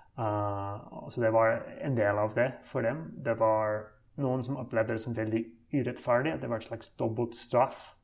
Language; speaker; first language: Norwegian; non-native, fluent; English